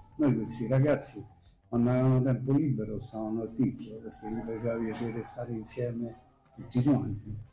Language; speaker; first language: Italian; native; Italian